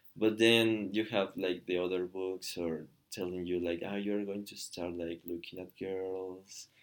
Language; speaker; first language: English; non-native, fluent; Spanish